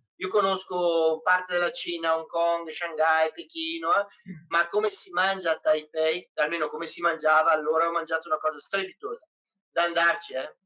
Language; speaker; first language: Italian; native; Italian